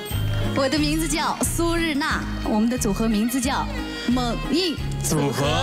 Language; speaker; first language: Chinese; non-native, local second language; Mongolian